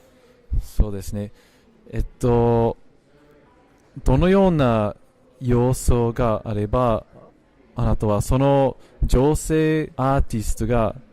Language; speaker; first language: Japanese; non-native, fluent; English